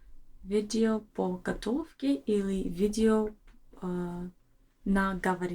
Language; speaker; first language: Russian; non-native, learner; English